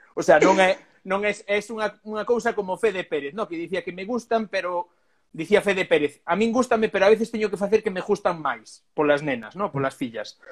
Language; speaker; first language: Galician; native; Galician